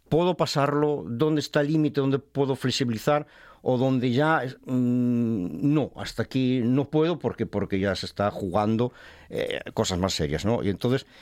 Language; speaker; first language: Spanish; native; Spanish